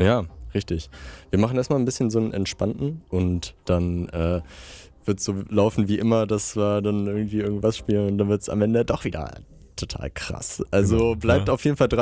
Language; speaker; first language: German; native; German